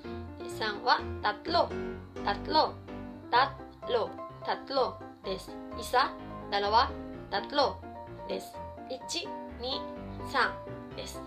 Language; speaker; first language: Japanese; non-native, fluent; Filipino